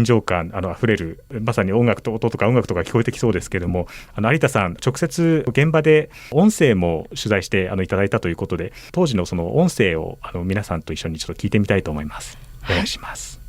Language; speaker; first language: Japanese; native; Japanese